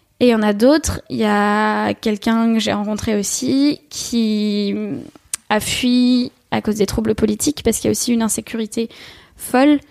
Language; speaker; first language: French; native; French